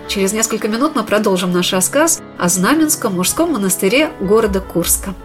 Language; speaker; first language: Russian; native; Russian